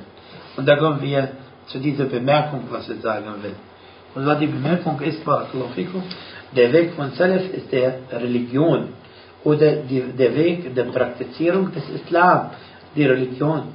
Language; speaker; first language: German; non-native, fluent; Arabic